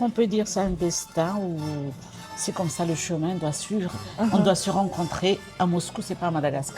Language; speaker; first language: French; non-native, local second language; Malagasy